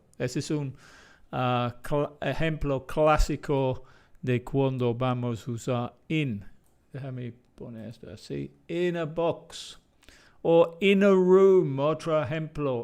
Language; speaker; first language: Spanish; non-native, fluent; English